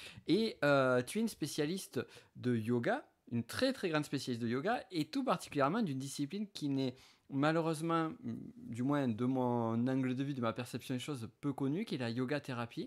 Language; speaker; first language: French; native; French